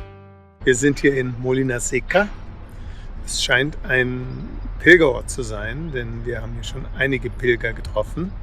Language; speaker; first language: German; native; German